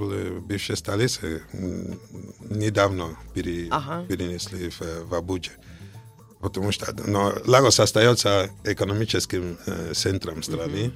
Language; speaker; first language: Russian; non-native, fluent; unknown